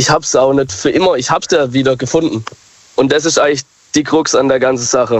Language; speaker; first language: German; native; German